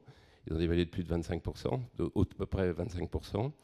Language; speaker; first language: French; native; French